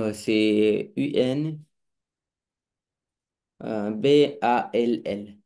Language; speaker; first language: French; non-native, learner; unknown